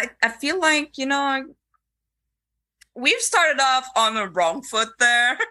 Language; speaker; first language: English; non-native, fluent; French